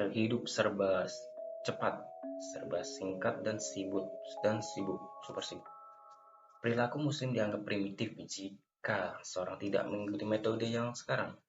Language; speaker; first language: Indonesian; native; Indonesian